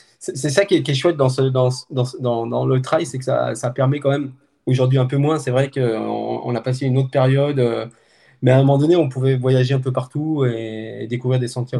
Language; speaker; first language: French; native; French